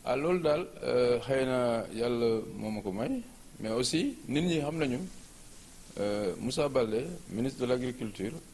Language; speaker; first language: Wolof; non-native, local second language; Fula